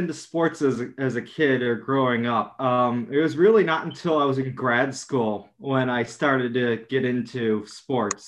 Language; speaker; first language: English; native; English